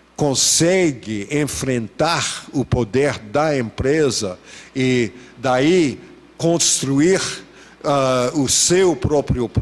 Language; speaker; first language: Portuguese; non-native, fluent; English